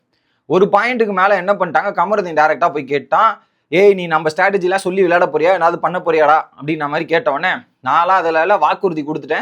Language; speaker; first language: Tamil; native; Tamil